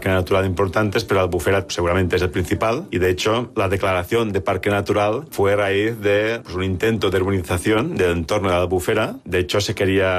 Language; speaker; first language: Spanish; native; Spanish